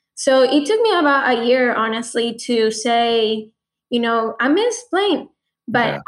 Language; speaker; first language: English; non-native, fluent; Spanish